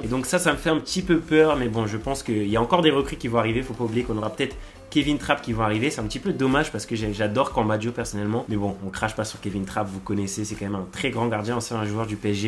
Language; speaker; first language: French; native; French